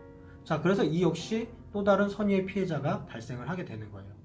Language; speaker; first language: Korean; native; Korean